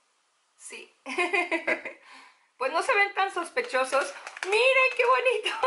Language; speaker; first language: Spanish; native; Spanish